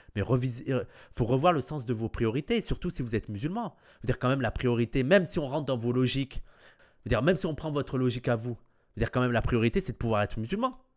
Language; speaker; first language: French; native; French